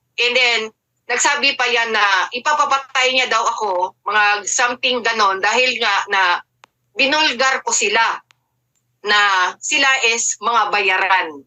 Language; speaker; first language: Filipino; native; Filipino